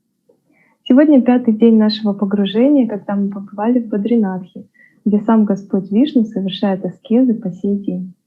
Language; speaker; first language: Russian; native; Russian